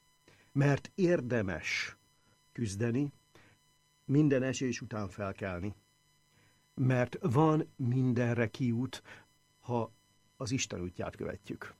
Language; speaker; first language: Hungarian; native; Hungarian